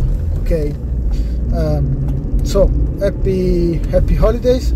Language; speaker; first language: English; non-native, learner; Italian